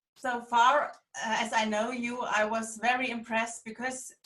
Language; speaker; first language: English; non-native, fluent; German